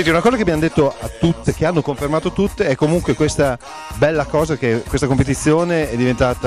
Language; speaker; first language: Italian; native; Italian